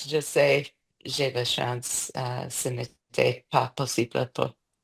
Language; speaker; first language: French; non-native, learner; English